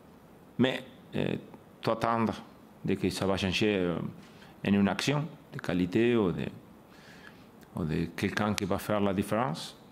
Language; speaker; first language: French; non-native, fluent; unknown